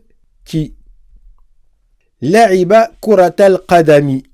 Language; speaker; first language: Arabic; non-native, fluent; French